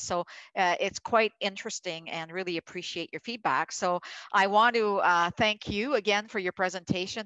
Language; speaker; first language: English; native; English